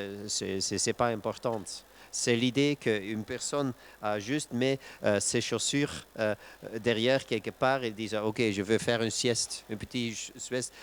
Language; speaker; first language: French; non-native, local second language; Dutch